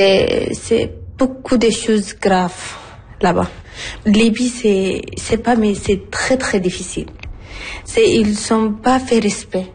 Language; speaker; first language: French; non-native, learner; Arabic